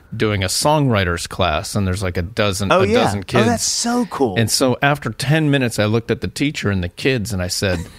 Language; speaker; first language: English; native; English